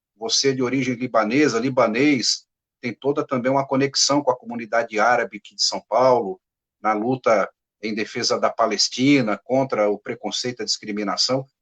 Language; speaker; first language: Portuguese; native; Portuguese